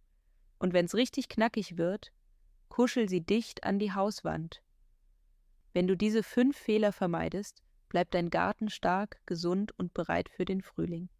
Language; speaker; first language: German; native; German